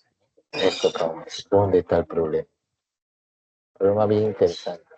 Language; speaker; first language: Spanish; native; Spanish